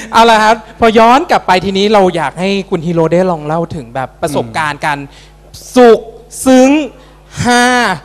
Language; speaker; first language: Thai; native; Thai